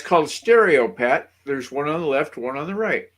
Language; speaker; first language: English; native; English